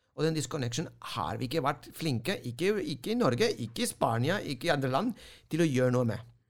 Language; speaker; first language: Norwegian; non-native, fluent; Spanish